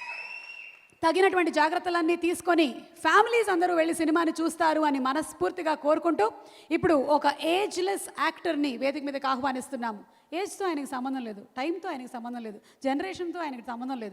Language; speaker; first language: Telugu; native; Telugu